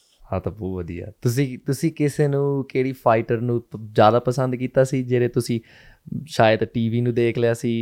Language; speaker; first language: Punjabi; early bilingual, heritage; Punjabi